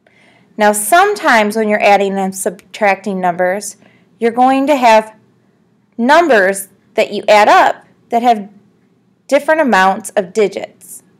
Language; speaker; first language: English; native; English